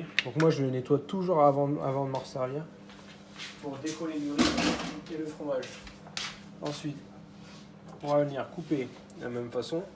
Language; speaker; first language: French; native; French